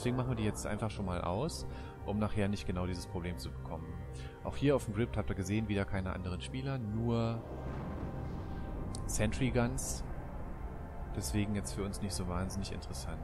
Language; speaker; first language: German; native; German